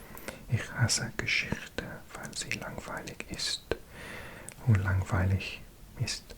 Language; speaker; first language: German; non-native, learner; English